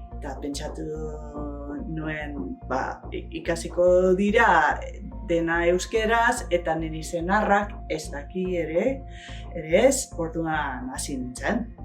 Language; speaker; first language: Basque; non-native, learner; English